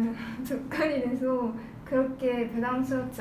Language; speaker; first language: Korean; non-native, learner; Japanese